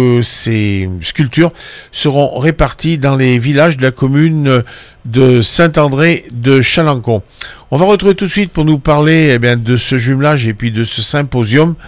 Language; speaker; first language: French; native; French